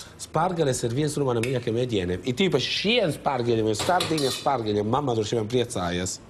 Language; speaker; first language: Latvian; non-native, fluent; Italian